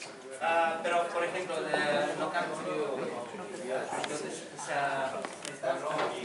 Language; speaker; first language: Spanish; non-native, fluent; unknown